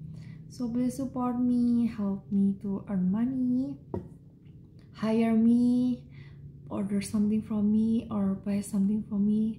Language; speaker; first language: English; non-native, learner; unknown